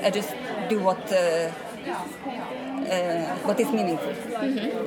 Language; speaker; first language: English; non-native, fluent; Norwegian